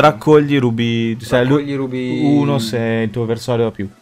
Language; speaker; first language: Italian; native; Italian